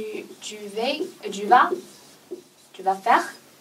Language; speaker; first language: French; non-native, learner; Chinese